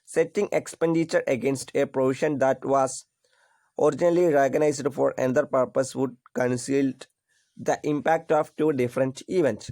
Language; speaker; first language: English; non-native, local second language; Malayalam